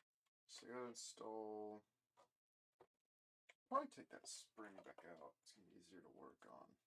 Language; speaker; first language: English; native; English